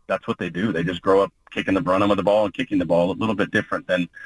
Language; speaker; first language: English; native; English